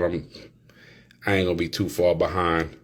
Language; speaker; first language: English; native; English